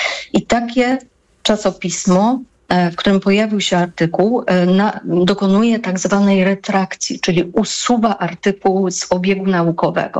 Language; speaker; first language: Polish; native; Polish